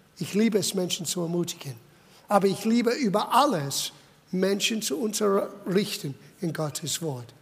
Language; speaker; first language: German; non-native, fluent; English